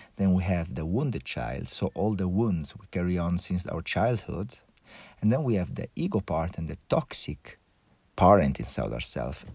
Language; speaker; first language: English; early bilingual, other home language; Italian